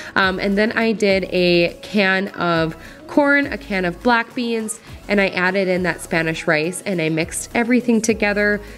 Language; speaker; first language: English; native; English